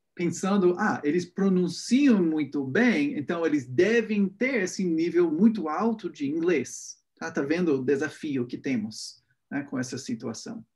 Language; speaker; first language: Portuguese; non-native, fluent; English